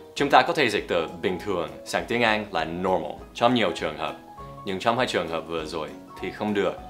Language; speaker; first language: Vietnamese; non-native, fluent; English